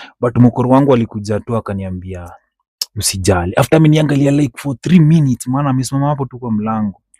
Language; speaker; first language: Swahili; native; Swahili